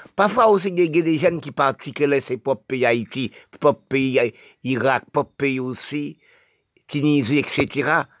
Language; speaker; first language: French; non-native, local second language; Haitian Creole